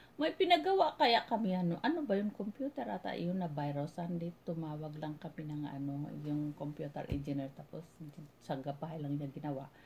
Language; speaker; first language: Filipino; non-native, local second language; Cebuano